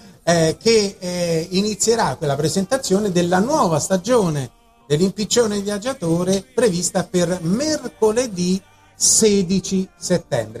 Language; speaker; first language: Italian; native; Italian